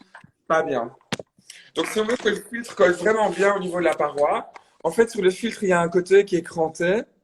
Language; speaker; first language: French; native; French